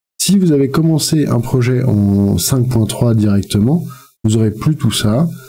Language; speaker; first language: French; native; French